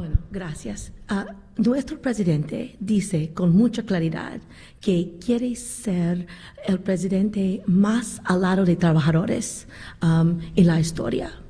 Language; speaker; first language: Spanish; non-native, learner; English